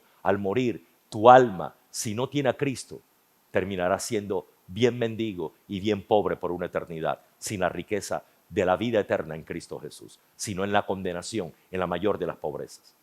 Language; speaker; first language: Spanish; native; Spanish